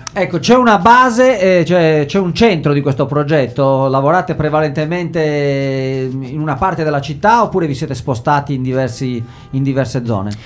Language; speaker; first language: Italian; native; Italian